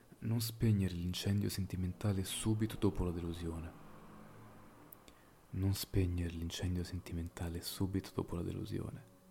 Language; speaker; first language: Italian; native; Italian